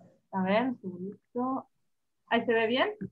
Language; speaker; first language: Spanish; native; Spanish